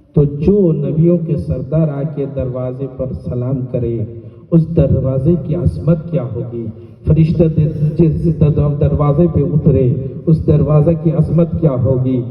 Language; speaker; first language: Urdu; non-native, local second language; Bangla